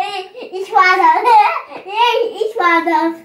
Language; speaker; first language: German; early bilingual, other home language; Turkish